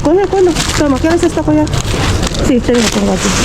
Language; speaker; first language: Spanish; non-native, learner; Filipino